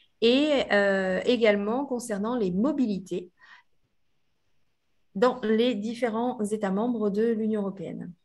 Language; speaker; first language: French; native; French